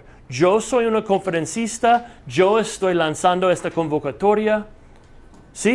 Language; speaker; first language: Spanish; non-native, fluent; English